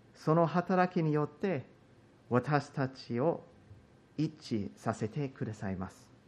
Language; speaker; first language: Japanese; non-native, fluent; English